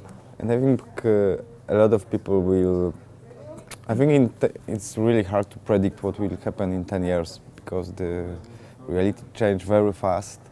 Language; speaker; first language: English; non-native, fluent; Polish